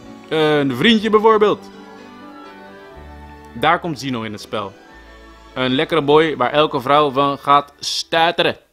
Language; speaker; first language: Dutch; native; Dutch